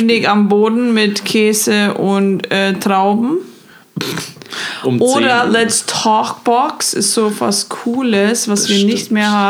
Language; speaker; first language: German; non-native, fluent; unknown